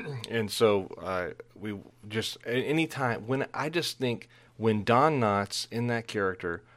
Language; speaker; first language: English; native; English